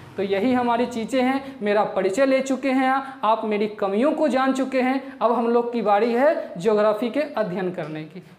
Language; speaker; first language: Hindi; non-native, local second language; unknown